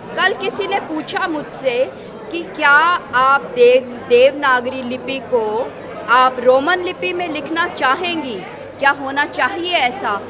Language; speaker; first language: Hindi; native; Hindi